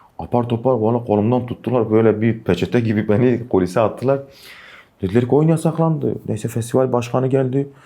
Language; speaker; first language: Turkish; non-native, local second language; Kurdish